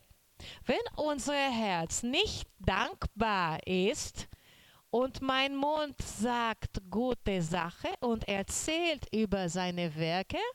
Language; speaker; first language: German; non-native, learner; Portuguese